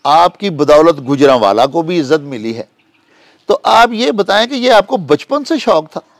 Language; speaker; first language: Urdu; non-native, local second language; Punjabi